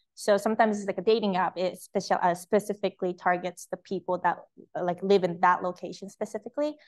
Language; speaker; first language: English; early bilingual, other home language; Japanese